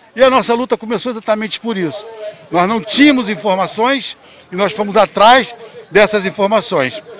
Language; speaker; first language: Portuguese; native; Portuguese